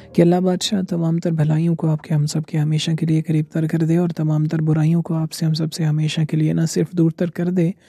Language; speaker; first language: Urdu; native; Urdu